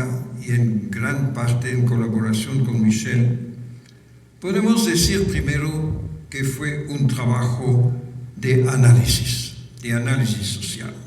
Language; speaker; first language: Spanish; non-native, fluent; French